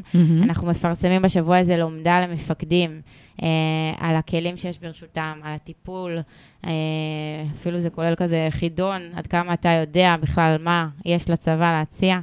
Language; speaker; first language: Hebrew; native; Hebrew